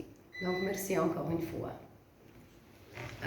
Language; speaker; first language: French; non-native, fluent; Polish